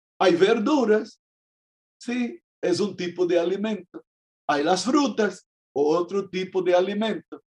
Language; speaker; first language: Spanish; non-native, fluent; Portuguese